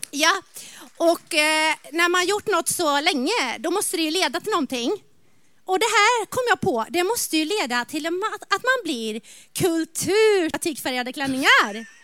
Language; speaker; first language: Swedish; native; Swedish